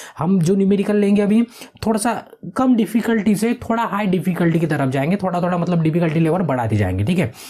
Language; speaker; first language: Hindi; non-native, local second language; Marathi